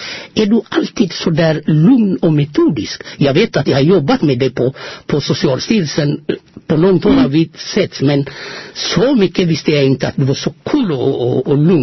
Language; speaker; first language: Swedish; non-native, fluent; Amharic